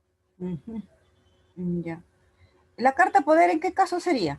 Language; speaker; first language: Spanish; native; Spanish